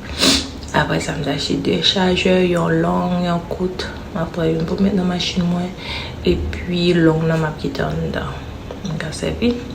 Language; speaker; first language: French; non-native, learner; Haitian Creole